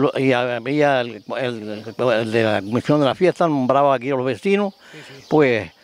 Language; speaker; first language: Spanish; native; Spanish